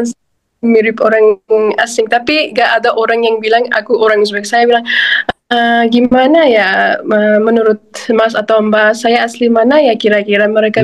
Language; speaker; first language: Indonesian; non-native, fluent; Uzbek